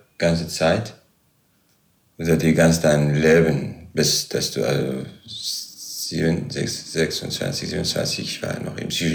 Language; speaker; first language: German; non-native, learner; Arabic